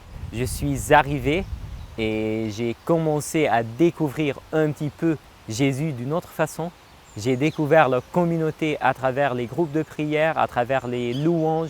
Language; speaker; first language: French; non-native, local second language; Arabic